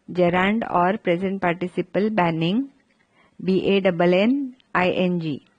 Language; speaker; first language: Hindi; non-native, local second language; Marathi